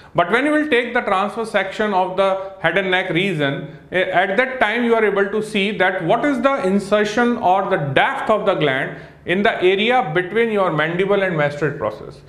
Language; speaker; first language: English; non-native, local second language; Hindi